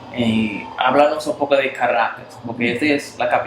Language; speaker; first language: Spanish; non-native, learner; English